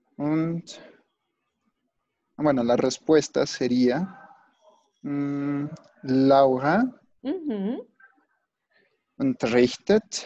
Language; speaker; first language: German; non-native, learner; Spanish